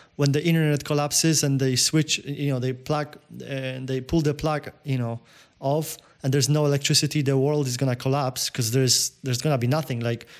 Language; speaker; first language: English; non-native, fluent; Polish